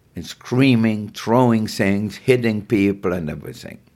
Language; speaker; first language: English; non-native, fluent; German